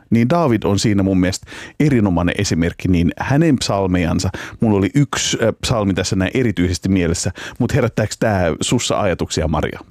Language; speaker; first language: Finnish; native; Finnish